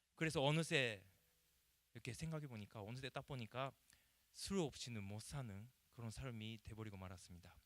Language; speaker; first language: Korean; non-native, fluent; Japanese